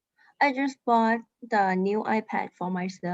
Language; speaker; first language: English; non-native, learner; Thai